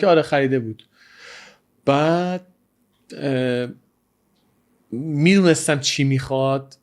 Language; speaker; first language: Persian; native; Persian